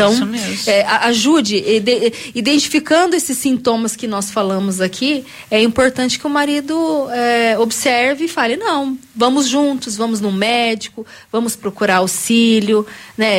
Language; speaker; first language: Portuguese; native; Portuguese